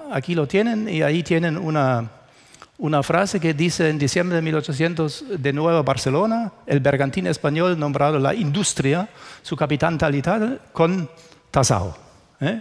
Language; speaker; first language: Spanish; non-native, fluent; German